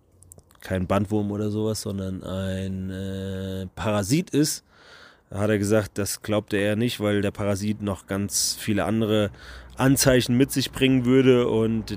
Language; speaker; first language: German; native; German